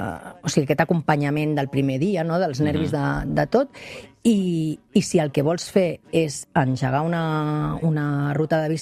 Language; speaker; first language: Catalan; native; Catalan